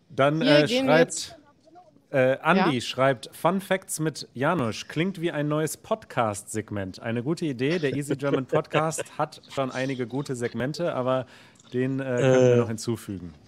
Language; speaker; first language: German; native; German